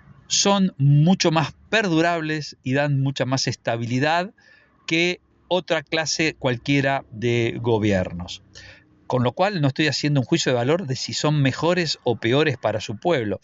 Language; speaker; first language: Spanish; native; Spanish